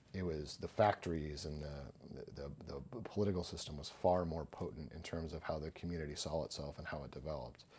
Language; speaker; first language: English; native; English